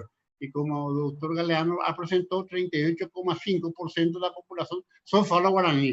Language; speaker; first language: Portuguese; non-native, local second language; Spanish